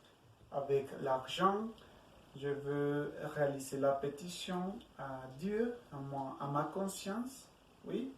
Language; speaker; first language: French; non-native, learner; Spanish